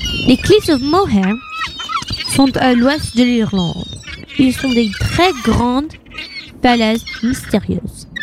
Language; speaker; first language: French; non-native, learner; English